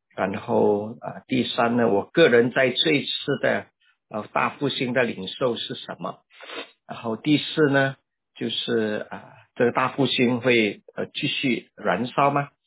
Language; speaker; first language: Chinese; native; Chinese